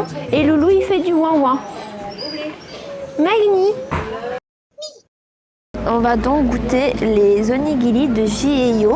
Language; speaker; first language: French; native; French